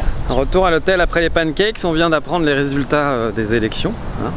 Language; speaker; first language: French; native; French